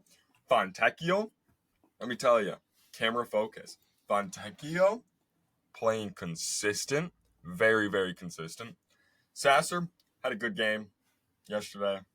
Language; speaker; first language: English; native; English